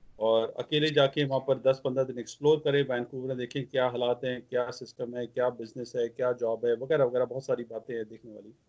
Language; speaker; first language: Hindi; non-native, local second language; Punjabi